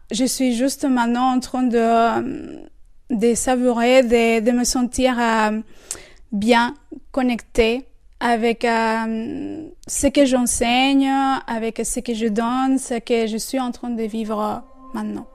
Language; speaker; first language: French; non-native, fluent; Spanish